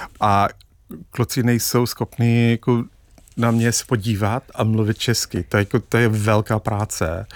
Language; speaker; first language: Czech; non-native, fluent; English